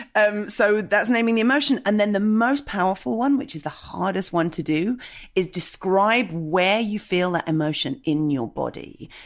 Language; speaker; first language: English; native; English